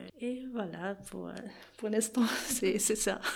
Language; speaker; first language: French; non-native, learner; Arabic